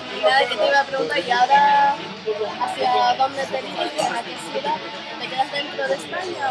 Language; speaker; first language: Spanish; early bilingual, other home language; German